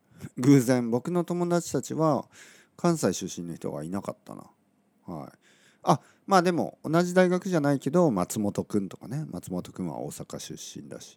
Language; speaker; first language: Japanese; native; Japanese